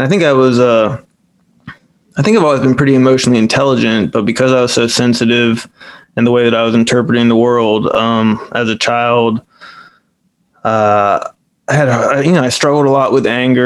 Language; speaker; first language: English; native; English